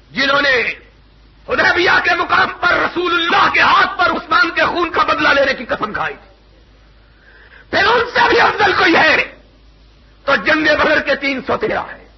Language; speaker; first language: Urdu; non-native, local second language; Punjabi